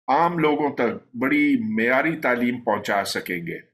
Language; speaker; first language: Urdu; native; Urdu